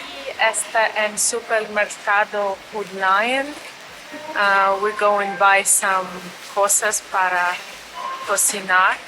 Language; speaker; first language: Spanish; non-native, learner; Ukrainian